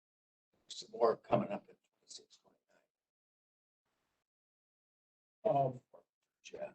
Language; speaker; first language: English; native; English